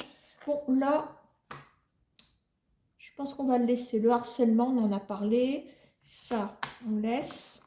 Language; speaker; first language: French; native; French